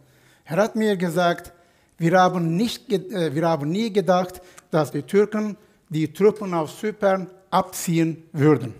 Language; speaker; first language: German; non-native, fluent; Turkish